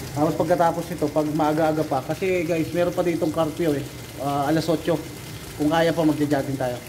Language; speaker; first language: Filipino; non-native, local second language; Bikol